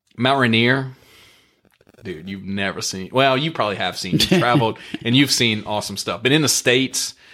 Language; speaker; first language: English; native; English